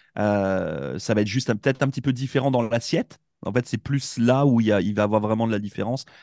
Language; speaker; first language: French; native; French